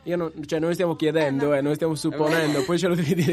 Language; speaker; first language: Italian; native; Italian